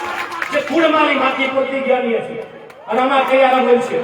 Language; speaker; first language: Bangla; non-native, local second language; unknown